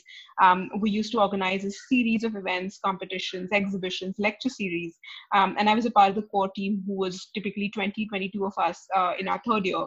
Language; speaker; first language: English; non-native, local second language; Hindi